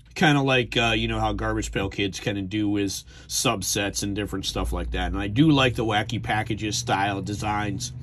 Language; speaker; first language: English; native; English